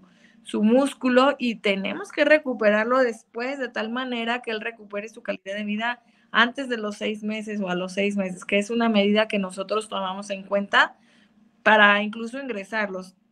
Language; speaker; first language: Spanish; native; Spanish